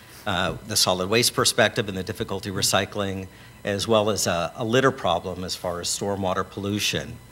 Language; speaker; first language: English; native; English